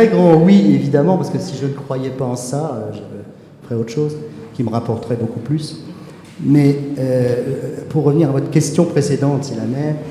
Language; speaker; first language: French; native; French